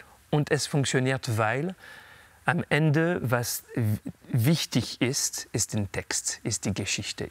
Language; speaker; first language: German; non-native, learner; French